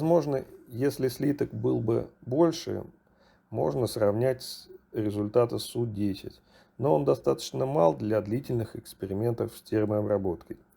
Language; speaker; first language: Russian; native; Russian